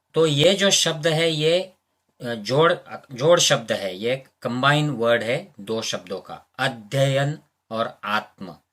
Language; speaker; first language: Hindi; non-native, local second language; Marathi